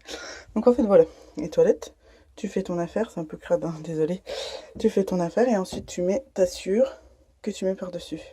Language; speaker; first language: French; native; French